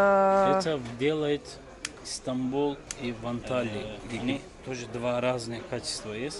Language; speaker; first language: Russian; non-native, learner; Turkish